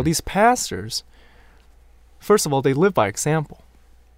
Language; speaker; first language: English; non-native, local second language; Cantonese